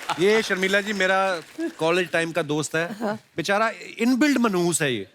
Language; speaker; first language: Hindi; non-native, local second language; Punjabi